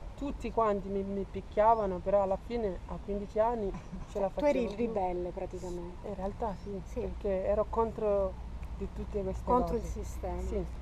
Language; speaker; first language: Italian; non-native, fluent; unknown